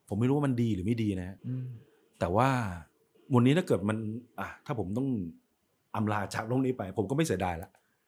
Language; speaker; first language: Thai; native; Thai